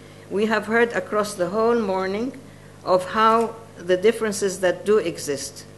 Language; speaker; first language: English; non-native, fluent; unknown